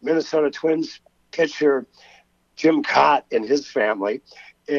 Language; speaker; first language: English; native; English